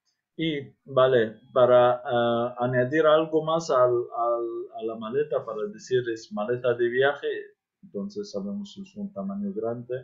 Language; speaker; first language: Spanish; non-native, fluent; Arabic